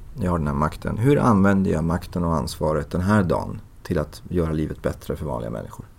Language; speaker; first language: Swedish; early bilingual, other home language; Persian